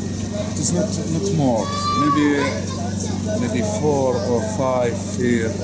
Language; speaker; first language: English; non-native, learner; Arabic